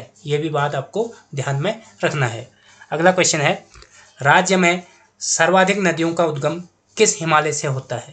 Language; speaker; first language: Hindi; native; Hindi